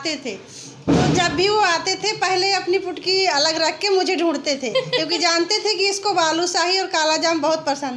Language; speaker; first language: Hindi; native; Hindi